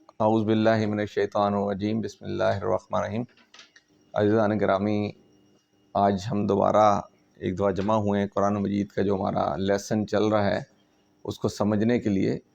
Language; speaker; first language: Urdu; non-native, local second language; Punjabi